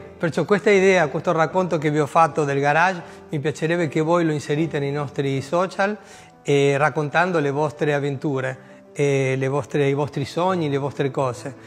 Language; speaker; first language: Italian; non-native, fluent; Spanish